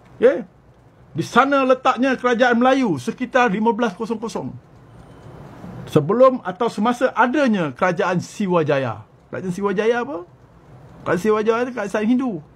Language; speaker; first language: Malay; native; Malay